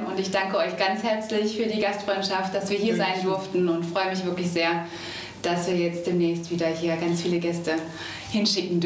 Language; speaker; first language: German; native; German